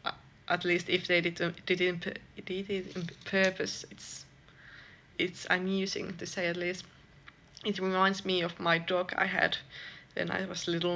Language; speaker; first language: English; non-native, fluent; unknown